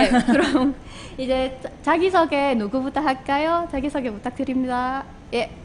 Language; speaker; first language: Korean; non-native, fluent; Indonesian